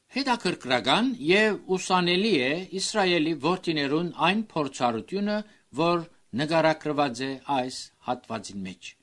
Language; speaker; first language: Armenian; early bilingual, heritage; Armenian